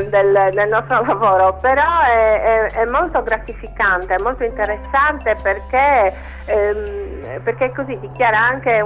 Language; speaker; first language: Italian; native; Italian